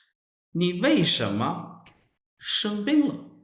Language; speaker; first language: Chinese; non-native, fluent; Urdu